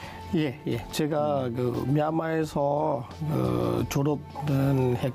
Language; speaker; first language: Korean; non-native, learner; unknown